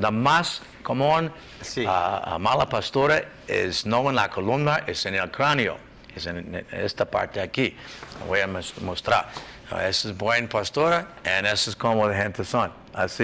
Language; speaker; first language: Spanish; non-native, learner; English